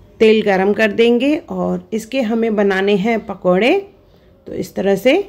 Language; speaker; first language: Hindi; non-native, local second language; Sindhi